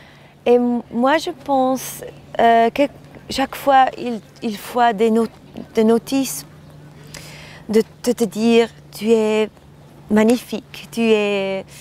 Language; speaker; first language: French; non-native, learner; German